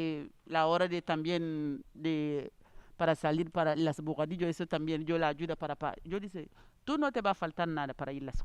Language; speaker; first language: Spanish; non-native, learner; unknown